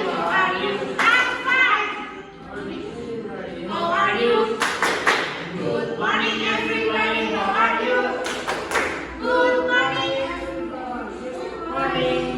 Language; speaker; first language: English; non-native, learner; Indonesian